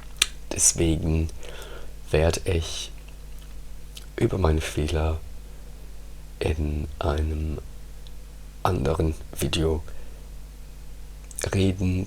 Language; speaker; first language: German; non-native, fluent; Italian